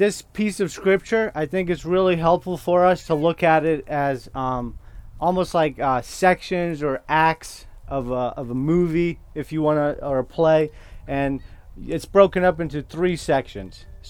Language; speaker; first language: English; non-native, fluent; Kurdish